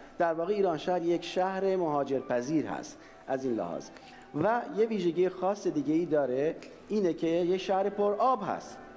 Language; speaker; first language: Persian; non-native, local second language; Baluchi